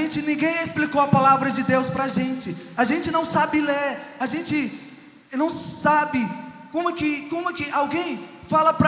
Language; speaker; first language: Portuguese; non-native, local second language; Ticuna